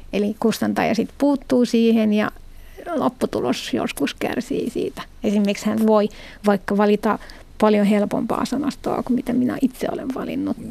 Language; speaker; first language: Finnish; non-native, fluent; Arabic